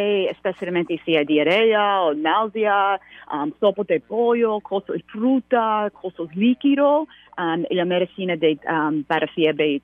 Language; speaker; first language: Spanish; non-native, learner; English